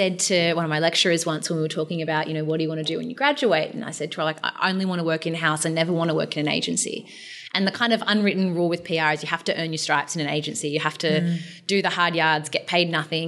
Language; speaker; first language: English; native; English